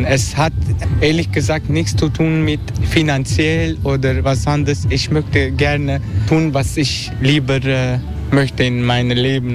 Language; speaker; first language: German; non-native, learner; Turkish